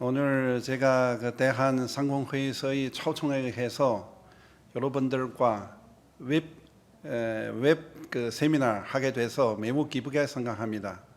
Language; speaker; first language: Korean; non-native, fluent; Chinese